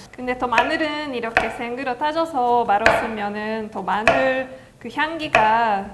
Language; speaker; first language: Korean; non-native, fluent; Hungarian